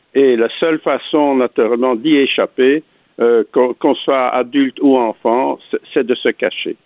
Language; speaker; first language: French; native; French